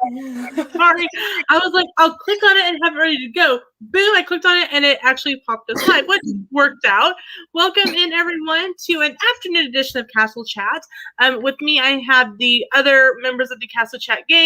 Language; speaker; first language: English; native; English